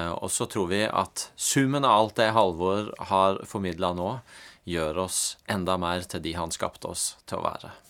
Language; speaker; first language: Norwegian; native; Norwegian